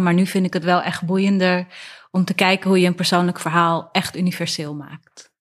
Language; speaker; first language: Dutch; early bilingual, other home language; Persian